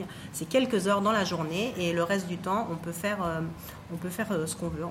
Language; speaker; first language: French; native; French